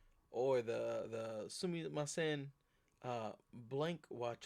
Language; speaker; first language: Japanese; non-native, learner; English